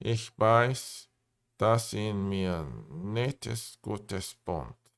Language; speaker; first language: German; non-native, learner; Korean